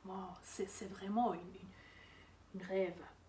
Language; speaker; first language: French; non-native, learner; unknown